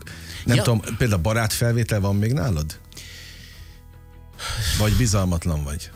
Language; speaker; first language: Hungarian; native; Hungarian